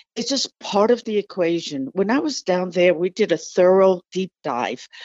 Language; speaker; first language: English; non-native, fluent; Spanish